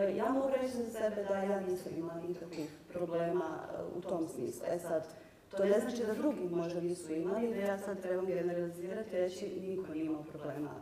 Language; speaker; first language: Croatian; early bilingual, other home language; Serbian